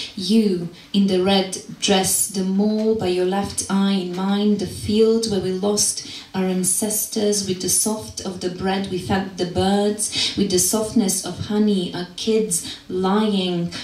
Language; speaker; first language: English; non-native, fluent; Macedonian